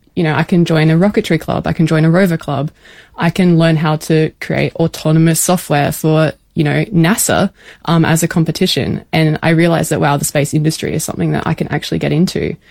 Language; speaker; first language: English; native; English